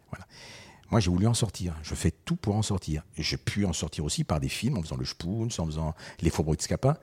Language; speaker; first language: French; early bilingual, other home language; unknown